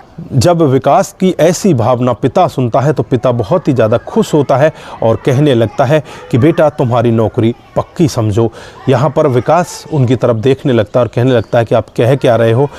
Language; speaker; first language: Hindi; native; Hindi